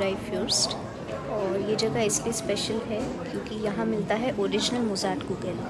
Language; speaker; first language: Hindi; native; Hindi